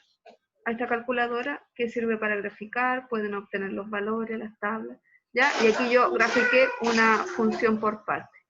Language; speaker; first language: Spanish; native; Spanish